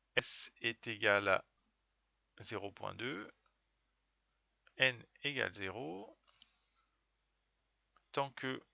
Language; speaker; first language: French; native; French